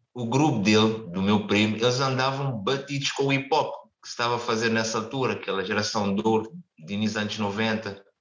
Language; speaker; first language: Portuguese; non-native, local second language; Kabuverdianu